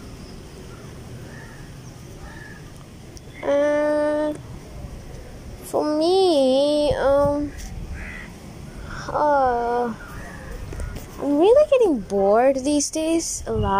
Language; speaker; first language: English; non-native, local second language; Tamil